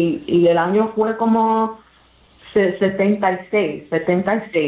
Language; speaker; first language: Spanish; early bilingual, heritage; English